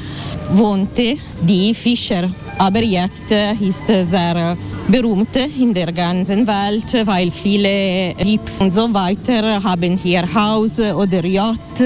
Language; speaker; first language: German; non-native, learner; Italian